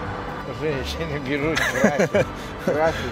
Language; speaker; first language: Russian; native; Russian